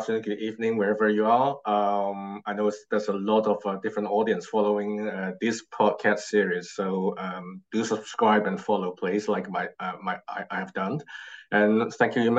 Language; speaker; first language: English; non-native, local second language; Cantonese